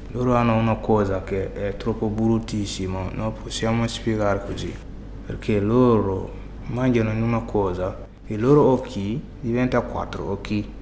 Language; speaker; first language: Italian; non-native, learner; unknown